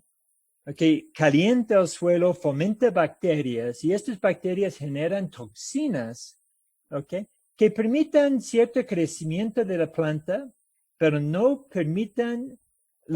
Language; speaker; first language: Spanish; non-native, fluent; English